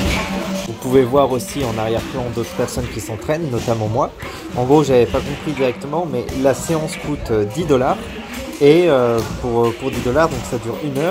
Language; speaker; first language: French; native; French